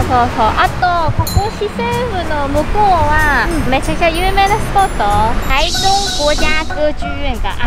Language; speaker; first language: Japanese; non-native, fluent; Chinese